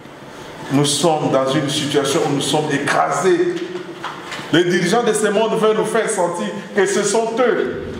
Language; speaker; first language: French; non-native, local second language; Lingala